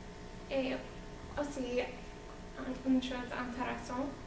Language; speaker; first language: French; non-native, learner; English